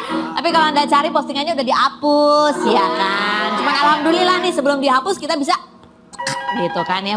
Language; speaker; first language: Indonesian; native; Indonesian